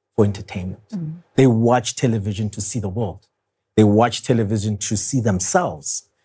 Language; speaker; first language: English; non-native, local second language; Zulu